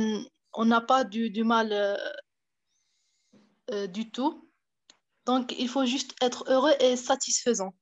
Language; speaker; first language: French; non-native, fluent; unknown